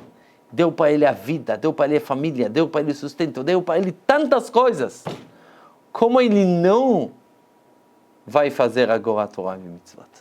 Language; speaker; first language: Portuguese; non-native, fluent; Hebrew